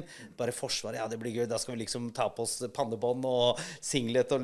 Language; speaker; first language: Norwegian; early bilingual, other home language; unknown